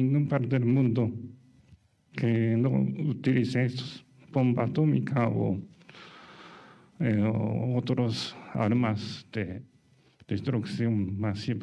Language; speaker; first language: Spanish; non-native, learner; Japanese